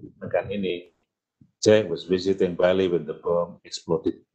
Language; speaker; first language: English; non-native, fluent; Indonesian